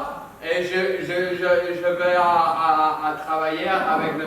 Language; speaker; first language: French; non-native, learner; Spanish